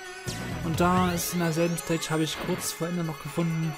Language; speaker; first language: German; native; German